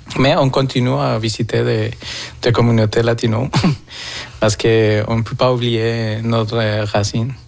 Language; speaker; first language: French; non-native, fluent; Spanish